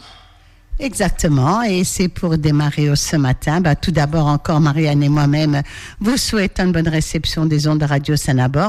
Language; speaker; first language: French; native; French